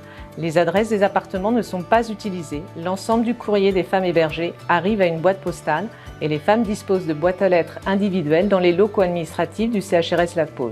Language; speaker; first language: French; native; French